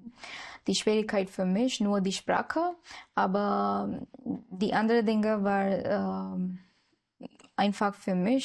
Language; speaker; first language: German; non-native, learner; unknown